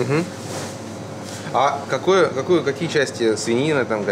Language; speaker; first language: Russian; native; Russian